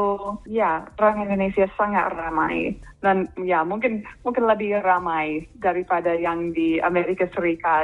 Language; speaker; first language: Indonesian; non-native, fluent; English